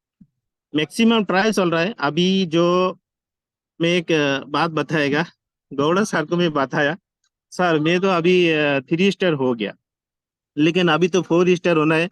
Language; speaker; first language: Hindi; non-native, learner; Bangla